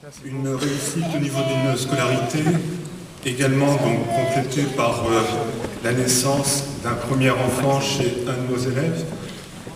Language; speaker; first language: French; native; French